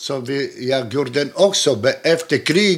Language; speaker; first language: Swedish; non-native, learner; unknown